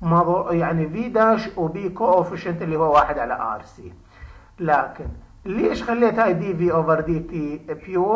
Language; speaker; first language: Arabic; native; Arabic